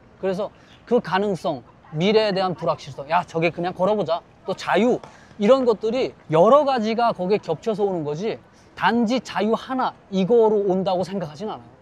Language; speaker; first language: Korean; native; Korean